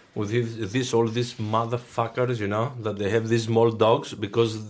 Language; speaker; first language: English; non-native, fluent; Greek